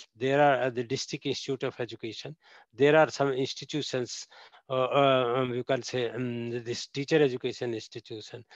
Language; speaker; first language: English; non-native, local second language; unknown